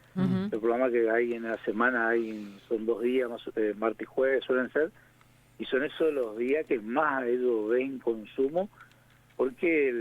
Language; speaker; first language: Spanish; native; Spanish